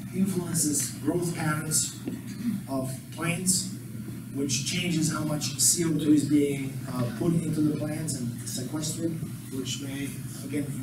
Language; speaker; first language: English; non-native, fluent; Slovak